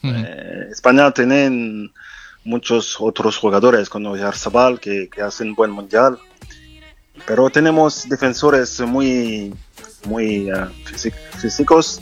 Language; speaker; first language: Spanish; non-native, fluent; French